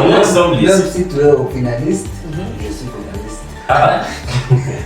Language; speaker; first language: French; non-native, learner; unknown